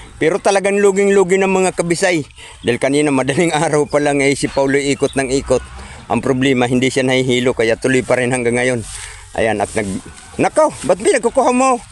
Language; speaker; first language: Filipino; non-native, local second language; Cebuano